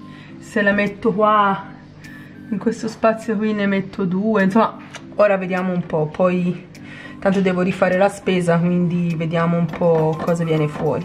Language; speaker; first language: Italian; native; Italian